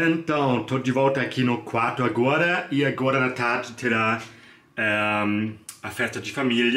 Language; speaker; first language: Portuguese; non-native, fluent; German